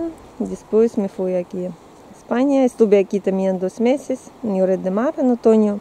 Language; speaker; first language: Spanish; non-native, learner; Russian